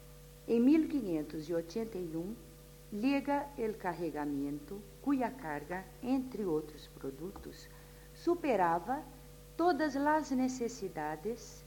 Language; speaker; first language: Spanish; non-native, fluent; Portuguese